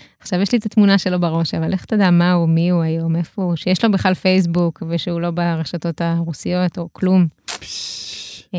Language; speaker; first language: Hebrew; early bilingual, other home language; Russian